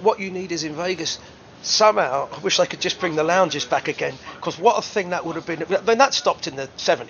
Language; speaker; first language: English; native; English